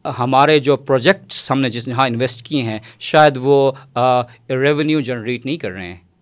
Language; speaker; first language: Urdu; non-native, local second language; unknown